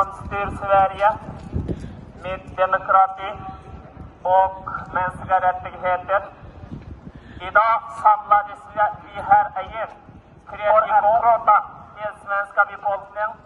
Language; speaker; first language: Swedish; non-native, learner; Uyghur